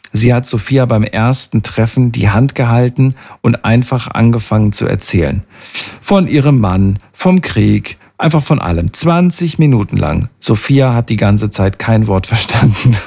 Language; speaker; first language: German; native; German